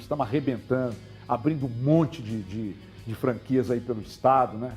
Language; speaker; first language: Portuguese; native; Portuguese